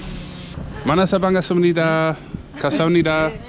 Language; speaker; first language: Korean; non-native, learner; English